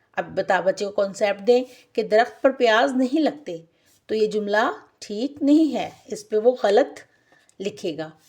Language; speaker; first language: Urdu; native; Urdu